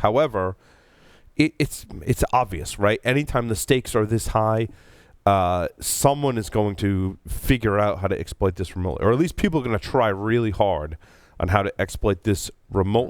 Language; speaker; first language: English; native; English